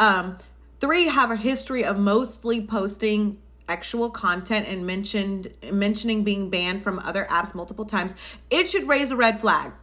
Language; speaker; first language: English; native; English